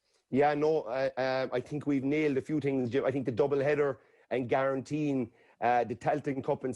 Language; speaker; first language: English; native; English